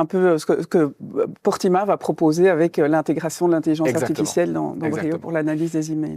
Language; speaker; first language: French; native; French